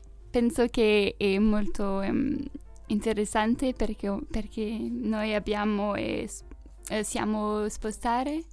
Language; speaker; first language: Italian; non-native, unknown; French